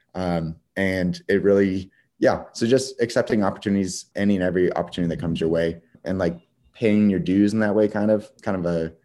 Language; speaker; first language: English; native; English